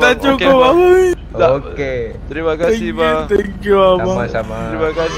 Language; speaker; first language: Malay; native; Malay